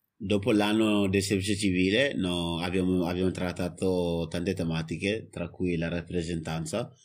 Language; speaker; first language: Italian; non-native, fluent; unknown